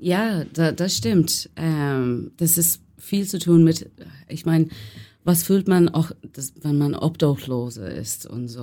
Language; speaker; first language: German; non-native, learner; English